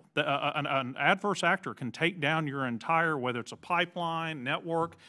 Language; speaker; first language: English; native; English